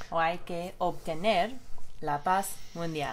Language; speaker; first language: Spanish; non-native, fluent; English